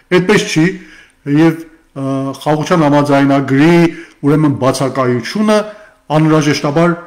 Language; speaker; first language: Armenian; early bilingual, heritage; Armenian